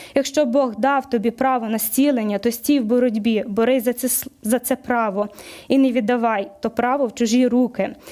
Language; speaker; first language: Ukrainian; native; Ukrainian